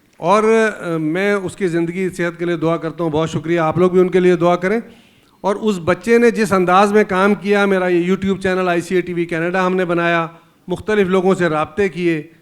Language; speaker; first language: Urdu; native; Urdu